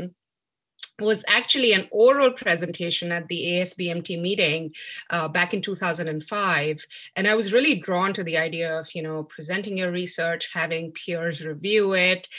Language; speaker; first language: English; non-native, local second language; Hindi